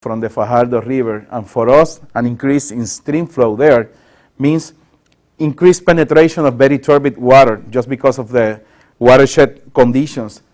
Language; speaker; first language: English; non-native, local second language; Spanish